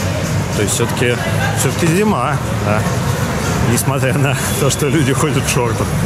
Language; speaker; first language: Russian; native; Russian